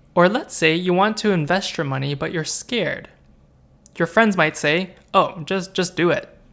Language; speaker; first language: English; native; English